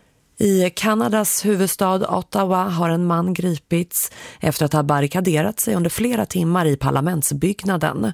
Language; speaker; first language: Swedish; native; Swedish